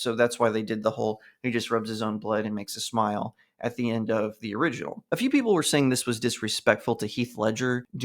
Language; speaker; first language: English; native; English